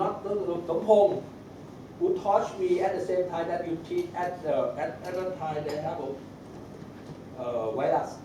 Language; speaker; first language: English; non-native, learner; Thai